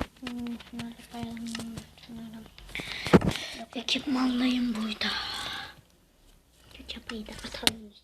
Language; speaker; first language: Turkish; native; Turkish